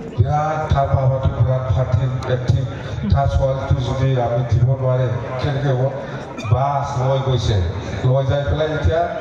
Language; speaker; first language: Assamese; non-native, local second language; Bodo